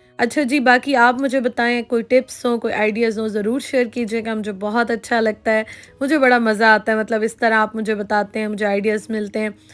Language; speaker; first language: Urdu; native; Urdu